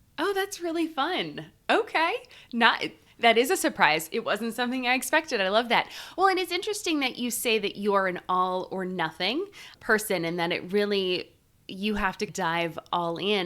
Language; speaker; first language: English; native; English